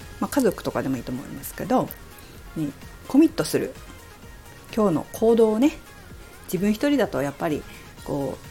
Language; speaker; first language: Japanese; native; Japanese